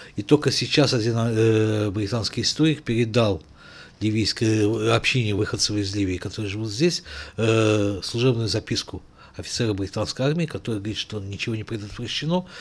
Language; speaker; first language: Russian; native; Russian